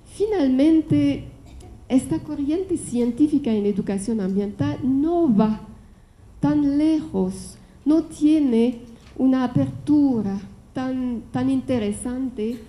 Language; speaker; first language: Spanish; non-native, fluent; French